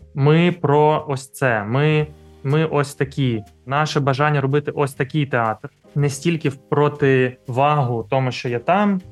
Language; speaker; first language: Ukrainian; native; Ukrainian